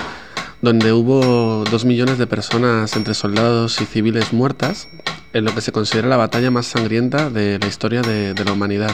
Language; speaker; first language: Spanish; native; Spanish